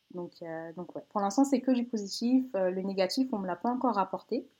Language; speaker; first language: French; native; French